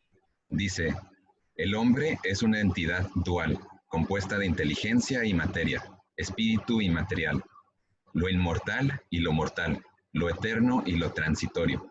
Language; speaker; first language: Spanish; native; Spanish